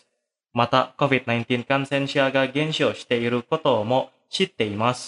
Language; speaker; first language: Japanese; non-native, fluent; Indonesian